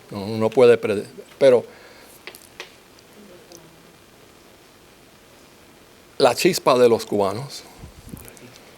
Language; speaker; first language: Spanish; native; Spanish